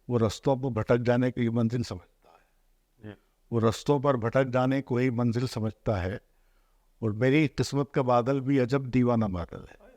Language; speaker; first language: Urdu; native; Urdu